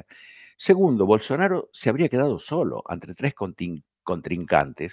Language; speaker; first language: Spanish; native; Spanish